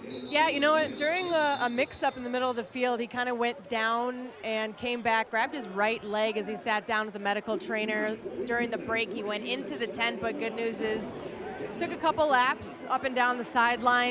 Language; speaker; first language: English; native; English